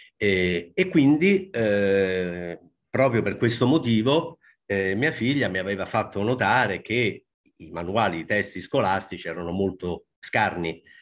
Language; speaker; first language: Italian; native; Italian